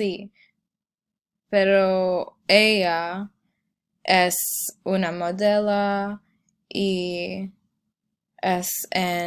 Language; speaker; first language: Spanish; non-native, learner; English